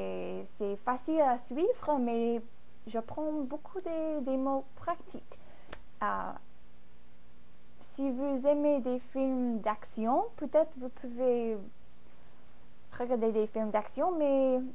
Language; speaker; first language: French; non-native, fluent; English